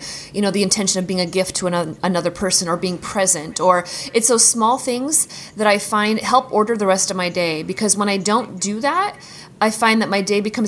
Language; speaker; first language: English; native; English